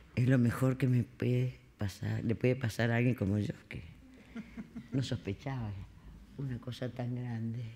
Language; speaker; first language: Spanish; native; Spanish